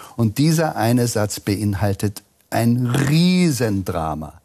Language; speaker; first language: German; native; German